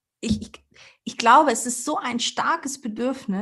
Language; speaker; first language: German; early bilingual, other home language; Portuguese